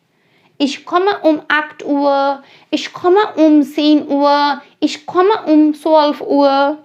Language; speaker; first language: German; non-native, fluent; Hindi